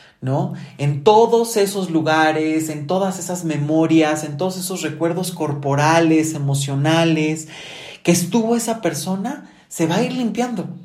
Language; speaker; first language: Spanish; native; Spanish